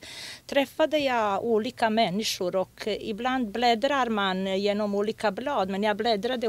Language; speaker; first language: Swedish; non-native, fluent; Bosnian